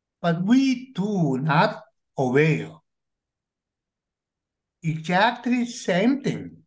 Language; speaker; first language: English; non-native, learner; Korean